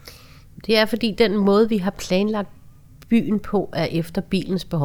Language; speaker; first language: Danish; native; Danish